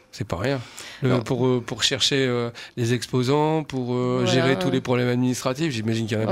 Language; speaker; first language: French; native; French